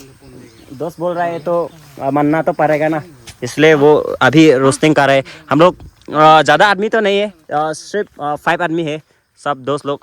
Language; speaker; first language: Hindi; non-native, local second language; Karbi